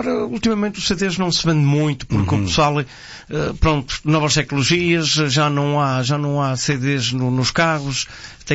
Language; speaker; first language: Portuguese; native; Portuguese